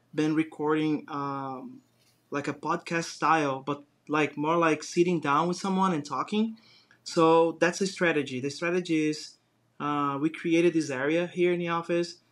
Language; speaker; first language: English; non-native, fluent; Portuguese